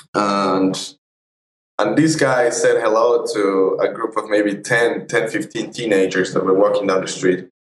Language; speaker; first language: English; non-native, fluent; Spanish